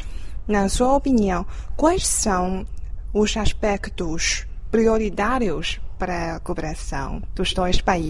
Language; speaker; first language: Portuguese; non-native, fluent; Chinese